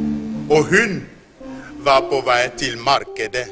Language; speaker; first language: Norwegian; non-native, fluent; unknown